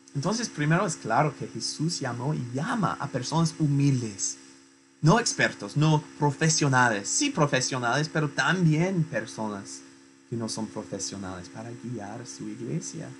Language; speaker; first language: Spanish; non-native, fluent; English